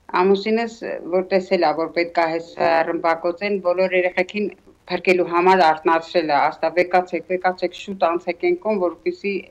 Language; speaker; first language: Armenian; native; Armenian